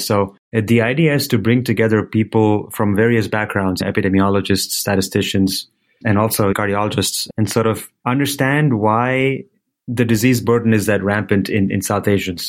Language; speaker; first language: English; non-native, local second language; Hindi